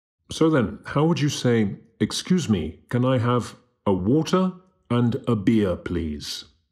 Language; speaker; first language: English; native; English